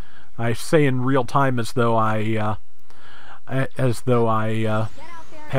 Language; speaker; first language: English; native; English